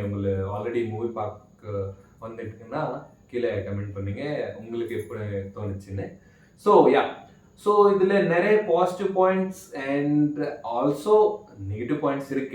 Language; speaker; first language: Tamil; non-native, learner; Malayalam